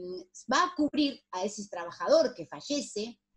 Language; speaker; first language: Spanish; native; Spanish